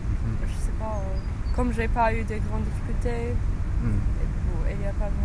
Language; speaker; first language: French; non-native, learner; English